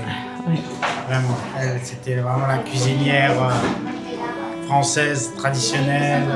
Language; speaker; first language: French; native; French